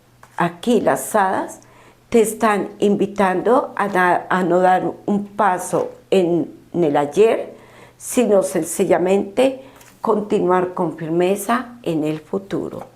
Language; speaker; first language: Spanish; native; Spanish